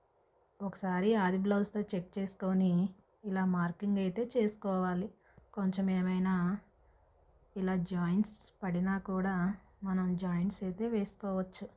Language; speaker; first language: Telugu; native; Telugu